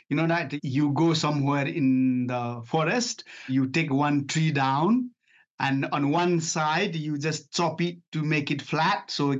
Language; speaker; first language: English; non-native, fluent; Nepali